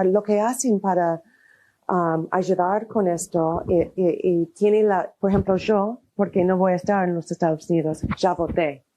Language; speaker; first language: Spanish; non-native, fluent; English